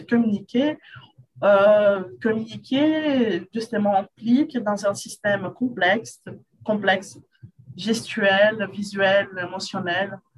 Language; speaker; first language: French; non-native, fluent; Portuguese